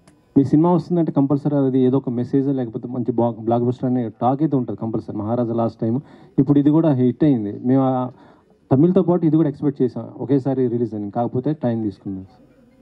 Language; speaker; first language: Telugu; native; Telugu